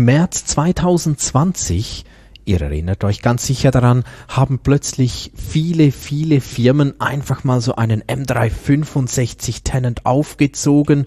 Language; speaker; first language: German; native; German